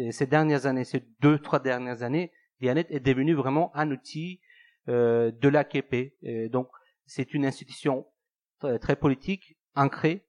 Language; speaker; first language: French; non-native, fluent; Turkish